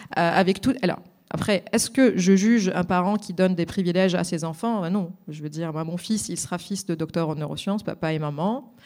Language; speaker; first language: French; non-native, local second language; Arabic